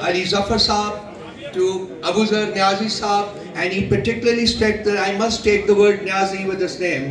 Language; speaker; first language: English; non-native, local second language; Urdu